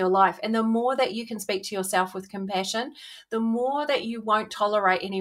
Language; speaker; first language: English; native; English